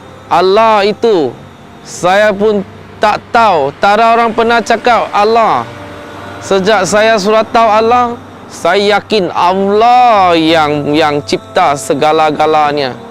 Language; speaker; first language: Indonesian; non-native, local second language; Chinese